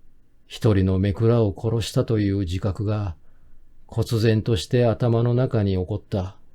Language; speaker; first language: Japanese; native; Japanese